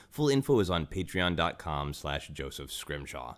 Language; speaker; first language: English; native; English